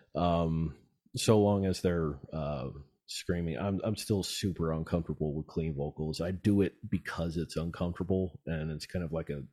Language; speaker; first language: English; native; English